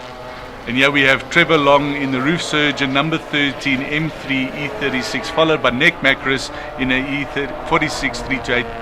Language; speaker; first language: English; native; English